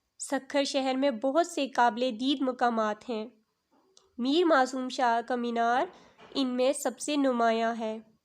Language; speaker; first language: Urdu; native; Urdu